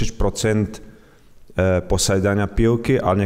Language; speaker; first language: Polish; non-native, learner; Croatian